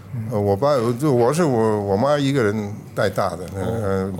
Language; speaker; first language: Chinese; non-native, fluent; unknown